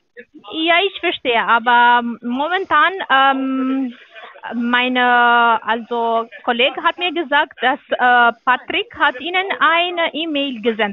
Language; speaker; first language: German; non-native, learner; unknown